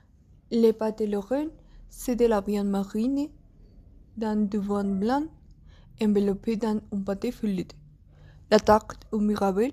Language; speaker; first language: French; non-native, learner; Spanish